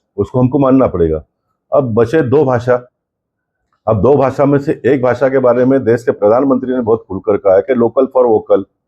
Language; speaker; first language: Hindi; non-native, local second language; Kannada